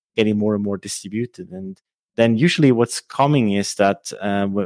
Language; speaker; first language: English; non-native, fluent; Swiss German